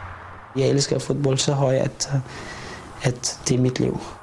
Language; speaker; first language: Danish; non-native, fluent; Arabic